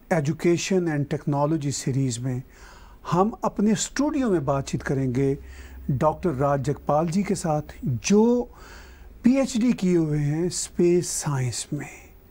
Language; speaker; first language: Urdu; non-native, local second language; Punjabi